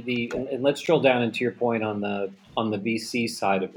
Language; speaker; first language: English; native; English